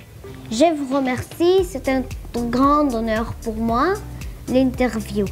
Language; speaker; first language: French; non-native, learner; Greek